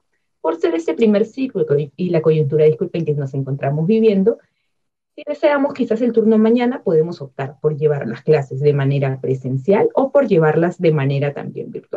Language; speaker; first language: Spanish; native; Spanish